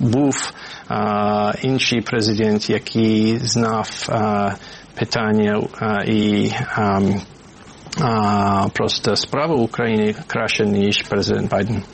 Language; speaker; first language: Ukrainian; non-native, fluent; English